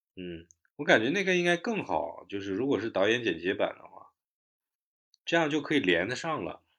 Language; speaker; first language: Chinese; native; Chinese